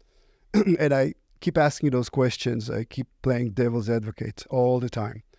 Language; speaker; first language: English; non-native, fluent; Hebrew